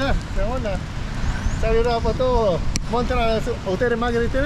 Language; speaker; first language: Spanish; non-native, learner; English